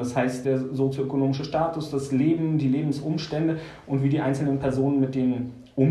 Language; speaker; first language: German; native; German